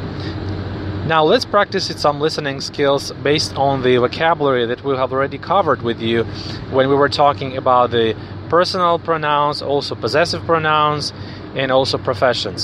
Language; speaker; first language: English; non-native, fluent; Russian